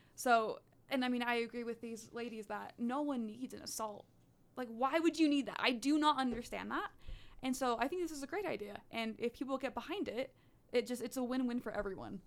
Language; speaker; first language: English; early bilingual, other home language; Dutch